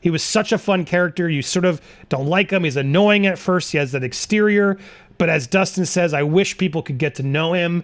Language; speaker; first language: English; native; English